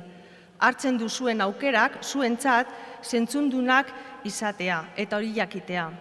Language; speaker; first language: Basque; native; Basque